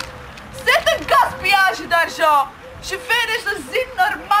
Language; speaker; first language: French; non-native, learner; Dutch